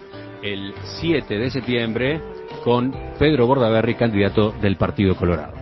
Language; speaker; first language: Spanish; native; Spanish